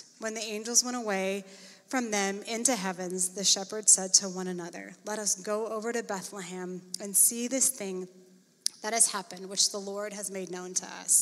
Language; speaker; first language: English; native; English